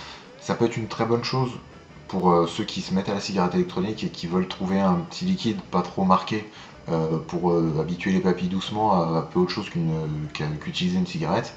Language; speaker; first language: French; native; French